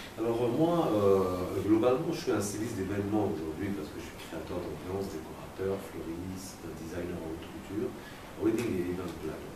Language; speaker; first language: French; native; French